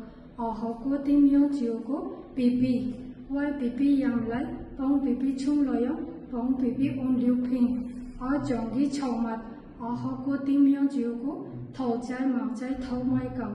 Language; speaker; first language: Cantonese; non-native, learner; Bangla